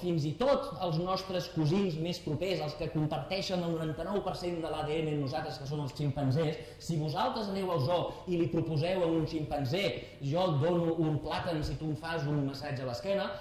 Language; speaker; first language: Catalan; native; Catalan